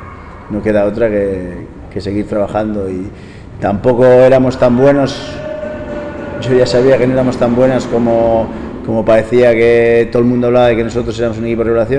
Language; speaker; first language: Spanish; native; Spanish